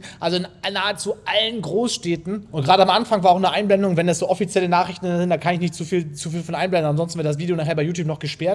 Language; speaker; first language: German; native; German